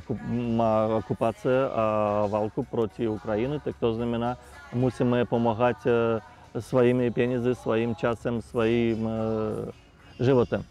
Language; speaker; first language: Ukrainian; non-native, learner; Russian